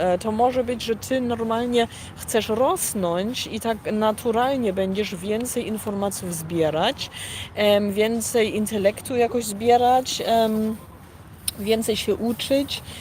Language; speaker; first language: Polish; early bilingual, heritage; Polish